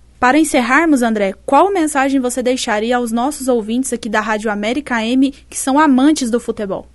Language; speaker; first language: Portuguese; native; Portuguese